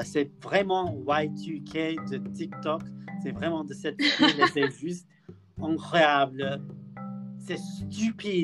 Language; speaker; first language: French; non-native, learner; English